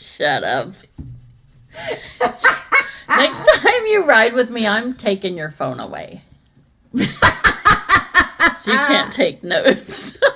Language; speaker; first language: English; native; English